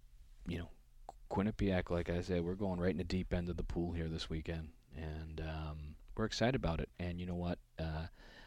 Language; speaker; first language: English; native; English